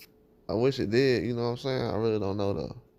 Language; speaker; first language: English; native; English